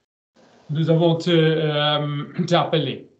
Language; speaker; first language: French; non-native, learner; German